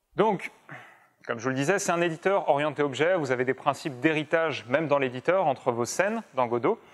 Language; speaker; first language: French; native; French